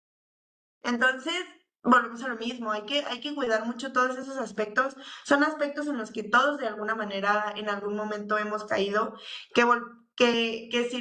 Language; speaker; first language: Spanish; native; Spanish